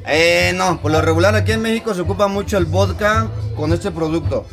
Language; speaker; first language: Spanish; native; Spanish